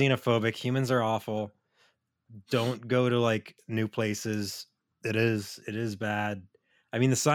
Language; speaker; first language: English; native; English